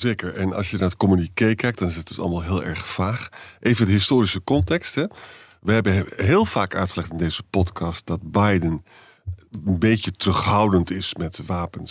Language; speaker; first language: Dutch; native; Dutch